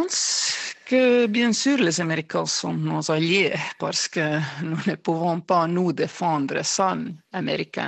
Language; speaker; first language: French; non-native, fluent; Estonian